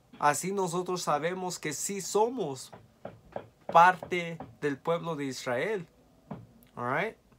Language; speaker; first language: Spanish; early bilingual, heritage; Spanish